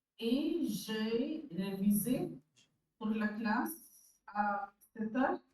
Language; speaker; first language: French; non-native, learner; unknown